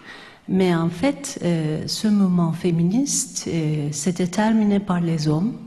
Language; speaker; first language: French; non-native, fluent; Turkish